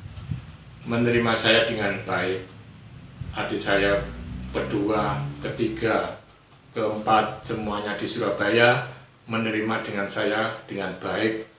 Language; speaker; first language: Indonesian; non-native, local second language; Javanese